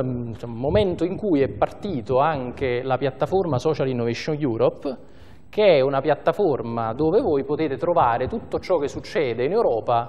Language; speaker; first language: Italian; native; Italian